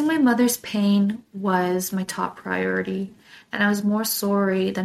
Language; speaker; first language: English; non-native, fluent; Korean